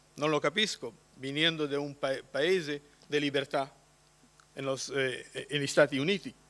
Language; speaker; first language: Italian; non-native, learner; Polish